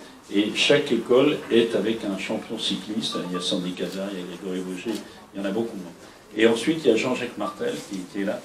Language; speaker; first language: French; native; French